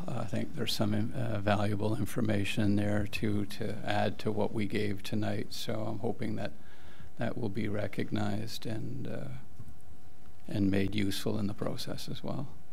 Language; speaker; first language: English; non-native, local second language; French